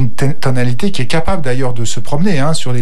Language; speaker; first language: French; native; French